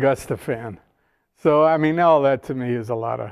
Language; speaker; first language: English; native; English